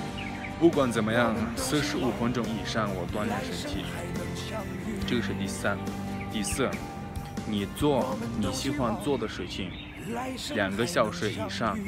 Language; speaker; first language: Chinese; non-native, fluent; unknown